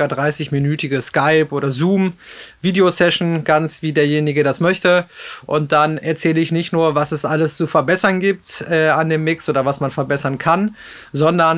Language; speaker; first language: German; native; German